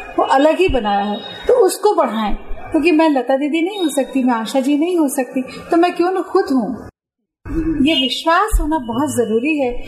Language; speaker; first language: Hindi; native; Hindi